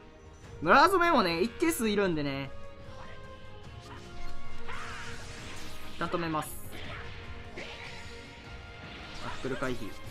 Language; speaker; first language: Japanese; native; Japanese